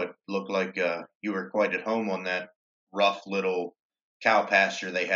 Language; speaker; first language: English; native; English